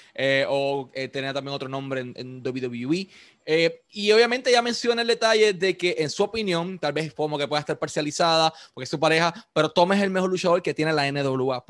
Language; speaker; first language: Spanish; native; Spanish